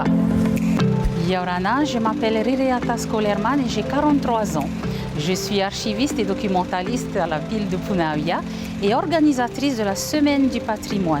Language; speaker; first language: French; native; French